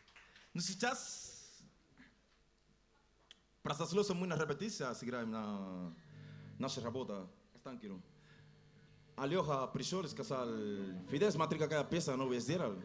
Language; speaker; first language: Russian; non-native, learner; Spanish